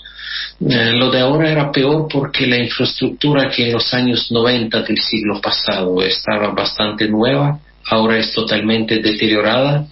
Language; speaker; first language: Spanish; non-native, fluent; Russian